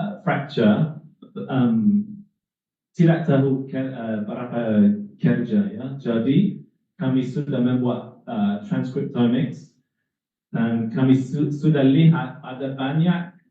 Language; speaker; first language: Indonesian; non-native, learner; English